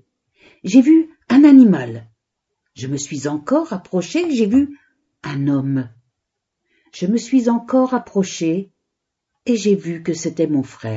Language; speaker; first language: French; native; French